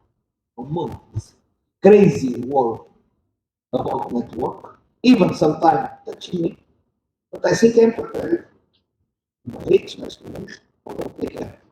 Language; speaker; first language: English; non-native, learner; Portuguese